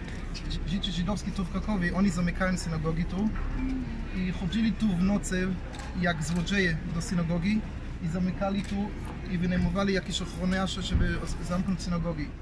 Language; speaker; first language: Polish; non-native, learner; Hebrew